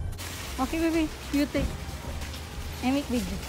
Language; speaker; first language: English; non-native, learner; Filipino